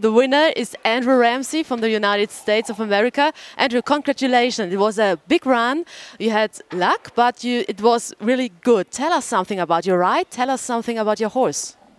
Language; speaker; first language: English; non-native, fluent; German